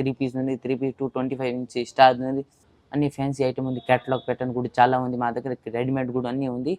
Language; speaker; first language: Telugu; non-native, local second language; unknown